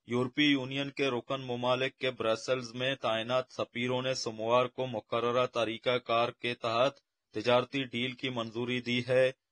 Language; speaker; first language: Urdu; non-native, local second language; Baluchi